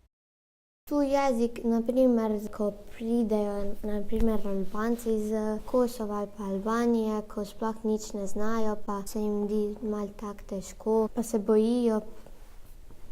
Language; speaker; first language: Slovenian; early bilingual, other home language; Albanian